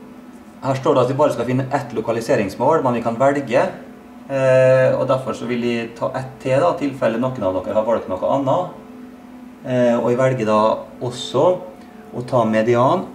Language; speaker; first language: Norwegian; native; Norwegian